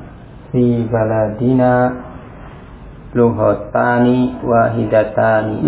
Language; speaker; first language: Arabic; non-native, learner; Indonesian